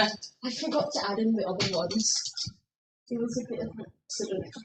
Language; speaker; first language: English; native; English